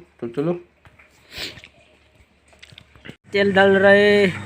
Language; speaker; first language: Hindi; non-native, local second language; Bodo